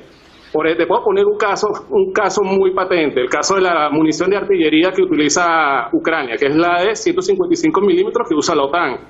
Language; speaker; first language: Spanish; native; Spanish